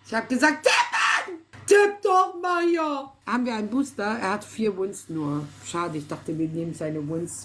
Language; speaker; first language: German; native; German